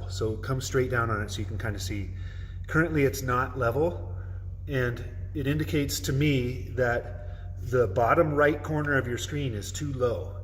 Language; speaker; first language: English; native; English